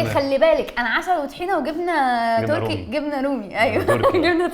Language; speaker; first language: Arabic; native; Arabic